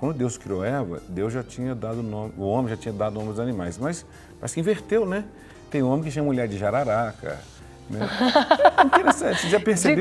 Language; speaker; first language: Portuguese; native; Portuguese